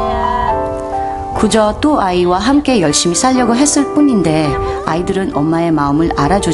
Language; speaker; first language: Korean; native; Korean